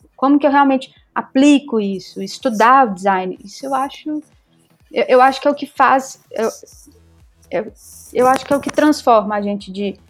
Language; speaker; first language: Portuguese; native; Portuguese